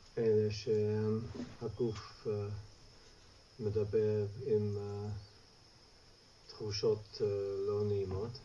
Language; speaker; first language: Hebrew; non-native, fluent; English